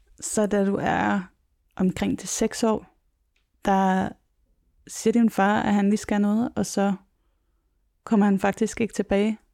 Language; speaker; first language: Danish; native; Danish